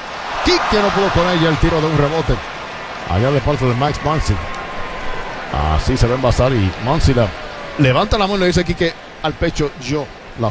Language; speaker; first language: Spanish; native; Spanish